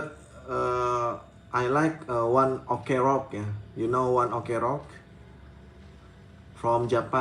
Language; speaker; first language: English; non-native, learner; Indonesian